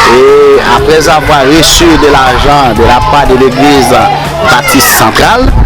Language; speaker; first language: French; non-native, local second language; Haitian Creole